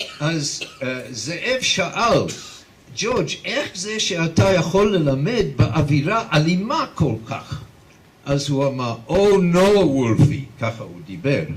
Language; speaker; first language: Hebrew; non-native, fluent; English